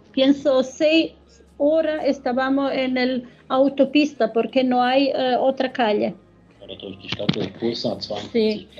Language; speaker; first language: Spanish; non-native, learner; German